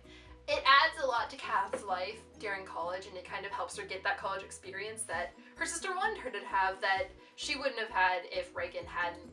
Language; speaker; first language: English; native; English